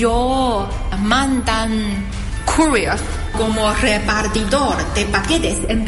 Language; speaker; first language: Spanish; non-native, learner; Chinese